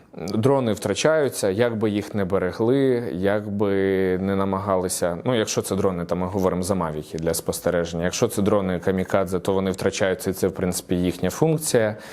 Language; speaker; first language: Ukrainian; native; Ukrainian